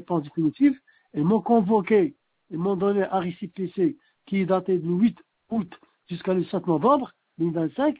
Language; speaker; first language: French; non-native, fluent; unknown